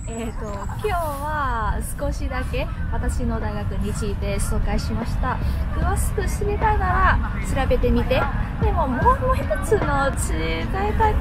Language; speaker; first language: Japanese; non-native, learner; Vietnamese